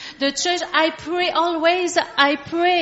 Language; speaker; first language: English; non-native, learner; French